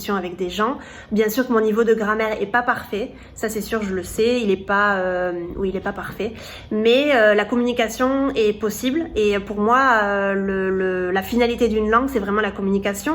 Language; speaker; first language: French; native; French